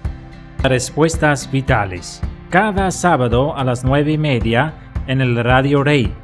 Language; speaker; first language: Spanish; native; Spanish